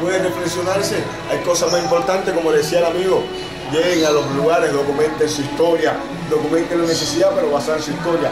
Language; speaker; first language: Spanish; native; Spanish